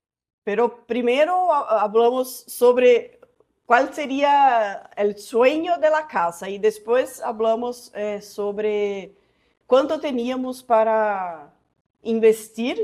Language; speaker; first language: Spanish; non-native, fluent; Portuguese